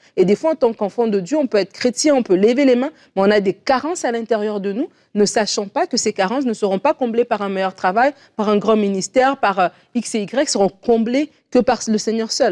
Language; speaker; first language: French; native; French